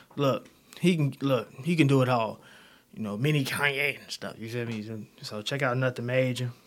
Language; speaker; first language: English; native; English